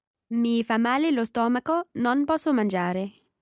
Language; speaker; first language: Italian; non-native, learner; English